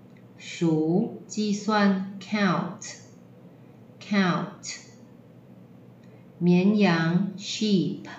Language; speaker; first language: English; non-native, fluent; Chinese